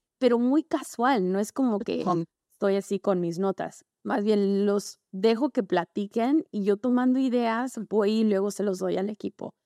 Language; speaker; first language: Spanish; early bilingual, heritage; Spanish